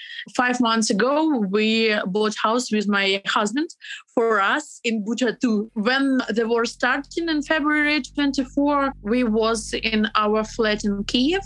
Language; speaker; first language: English; non-native, learner; Ukrainian